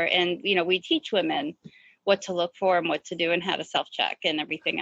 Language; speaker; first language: English; native; English